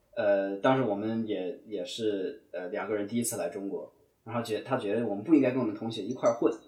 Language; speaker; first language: Chinese; non-native, fluent; English